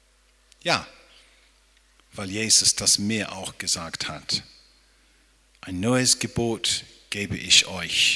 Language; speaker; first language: German; non-native, fluent; English